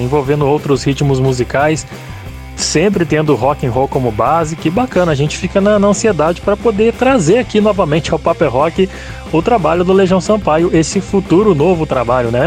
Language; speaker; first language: Portuguese; native; Portuguese